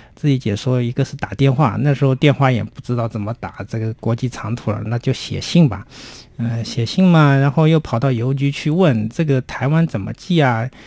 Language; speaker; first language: Chinese; native; Chinese